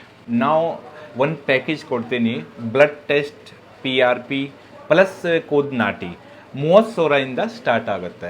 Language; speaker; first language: Kannada; non-native, local second language; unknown